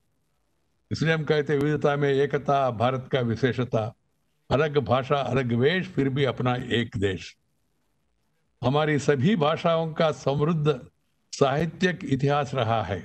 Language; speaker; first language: Hindi; non-native, local second language; Telugu